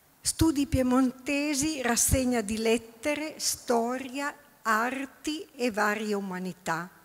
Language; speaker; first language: Italian; native; Italian